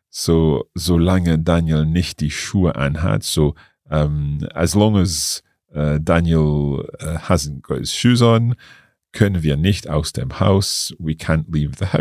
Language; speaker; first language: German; non-native, learner; English